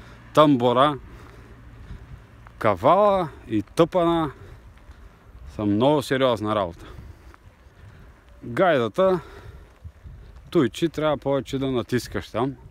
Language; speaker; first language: Bulgarian; native; Bulgarian